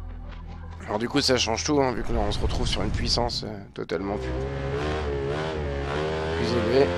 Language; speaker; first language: French; native; French